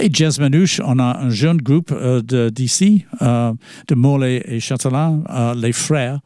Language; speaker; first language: French; non-native, fluent; English